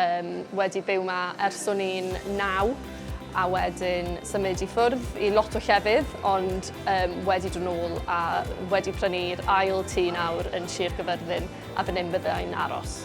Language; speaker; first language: Welsh; native; Welsh